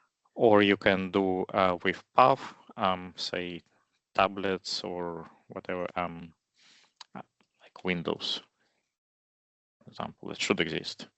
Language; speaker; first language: English; non-native, fluent; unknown